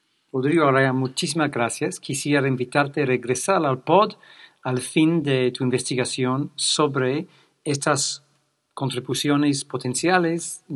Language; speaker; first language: Spanish; non-native, fluent; English